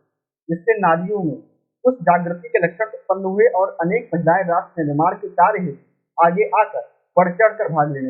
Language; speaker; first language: Hindi; native; Hindi